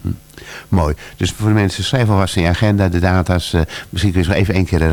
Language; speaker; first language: Dutch; native; Dutch